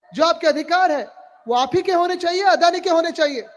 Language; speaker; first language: Hindi; non-native, local second language; Marathi